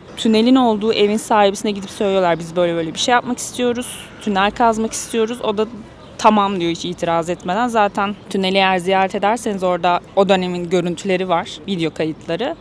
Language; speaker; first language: Turkish; native; Turkish